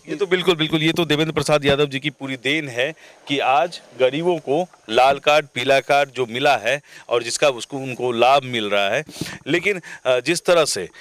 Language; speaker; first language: Hindi; native; Hindi